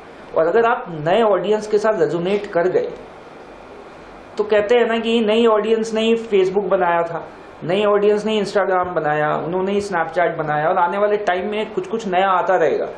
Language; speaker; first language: Hindi; native; Hindi